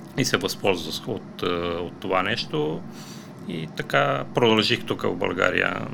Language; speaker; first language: Bulgarian; non-native, fluent; Romanian